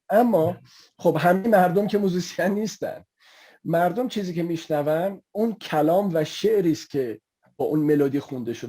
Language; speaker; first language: Persian; native; Persian